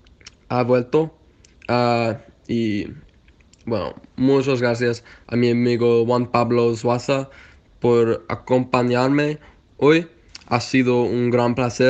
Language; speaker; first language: Spanish; non-native, fluent; English